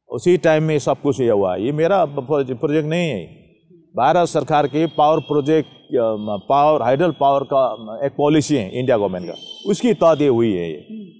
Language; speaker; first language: Hindi; non-native, local second language; Nepali